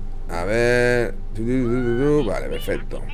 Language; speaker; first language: Spanish; native; Spanish